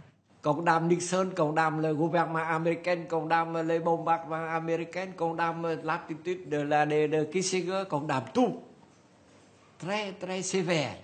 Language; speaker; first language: French; non-native, learner; Vietnamese